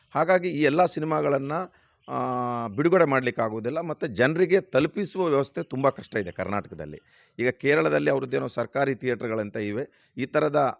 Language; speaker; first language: Kannada; non-native, local second language; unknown